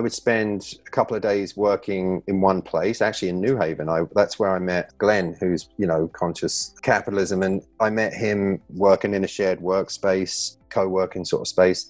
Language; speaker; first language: English; native; English